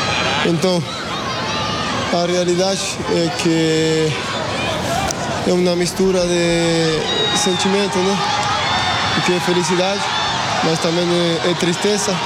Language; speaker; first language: Portuguese; non-native, fluent; Spanish